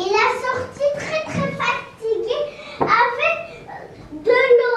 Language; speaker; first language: French; non-native, local second language; Arabic